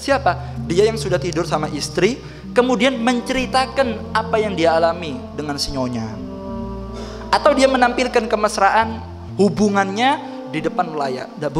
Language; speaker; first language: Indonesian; non-native, local second language; Javanese